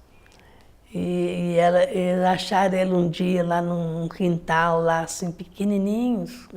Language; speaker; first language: Portuguese; native; Portuguese